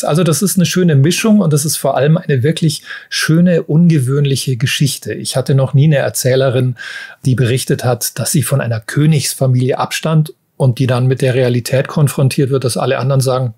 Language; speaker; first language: German; native; German